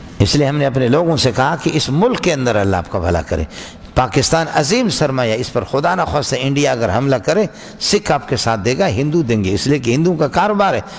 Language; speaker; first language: Urdu; non-native, local second language; Brahui